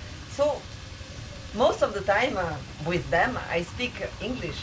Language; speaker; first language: English; non-native, learner; French